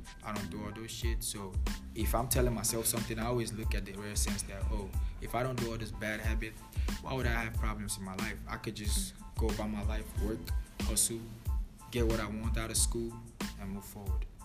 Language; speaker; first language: English; non-native, local second language; Igbo